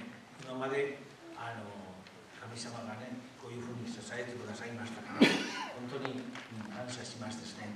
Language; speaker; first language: Japanese; non-native, fluent; Spanish